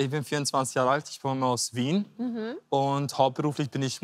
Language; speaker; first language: German; native; German